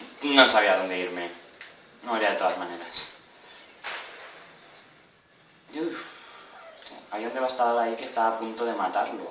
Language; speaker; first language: Spanish; native; Spanish